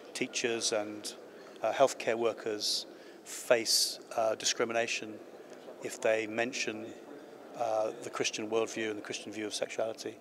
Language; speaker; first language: English; native; English